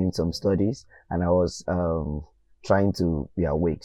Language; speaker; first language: English; non-native, local second language; Yoruba